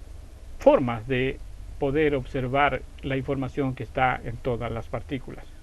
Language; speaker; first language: Spanish; native; Spanish